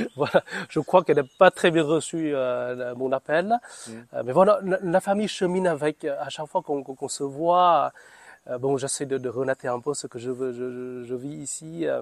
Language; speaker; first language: French; non-native, fluent; Vietnamese